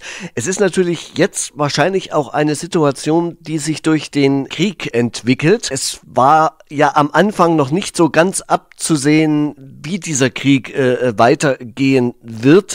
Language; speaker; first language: German; native; German